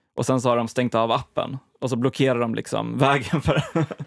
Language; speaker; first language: Swedish; native; Swedish